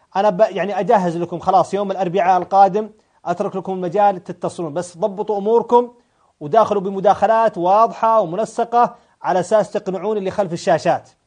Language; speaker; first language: Arabic; native; Arabic